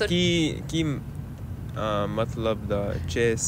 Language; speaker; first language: Punjabi; non-native, learner; English